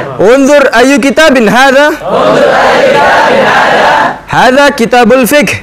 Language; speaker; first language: Arabic; non-native, learner; Indonesian